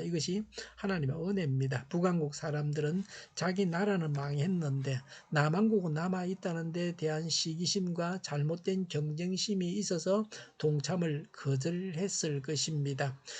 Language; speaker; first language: Korean; native; Korean